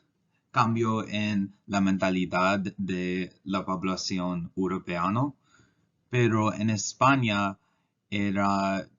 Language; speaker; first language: Spanish; non-native, learner; English